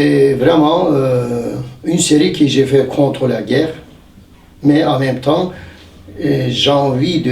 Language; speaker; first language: French; non-native, learner; Turkish